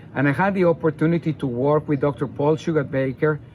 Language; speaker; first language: English; non-native, fluent; Spanish